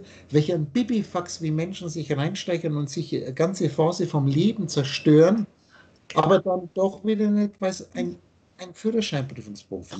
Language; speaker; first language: German; native; German